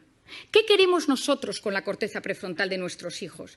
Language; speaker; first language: Spanish; native; Spanish